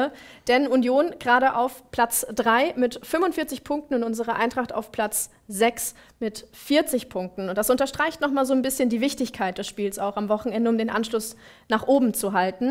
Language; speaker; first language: German; native; German